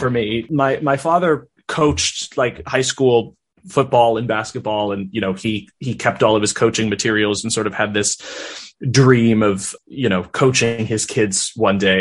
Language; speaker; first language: English; native; English